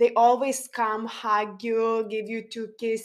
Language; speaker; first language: English; non-native, fluent; Lithuanian